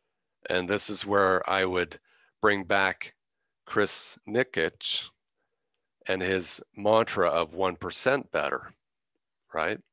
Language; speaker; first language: English; native; English